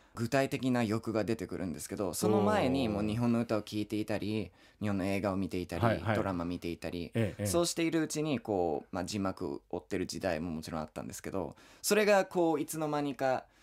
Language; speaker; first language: Japanese; non-native, fluent; English